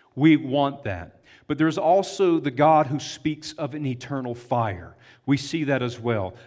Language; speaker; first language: English; native; English